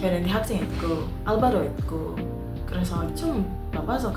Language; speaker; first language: Korean; non-native, learner; Indonesian